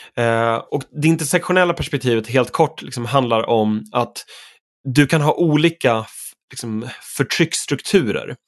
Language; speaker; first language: Swedish; native; Swedish